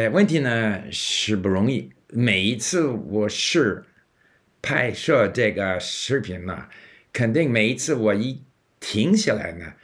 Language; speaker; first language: Chinese; non-native, fluent; English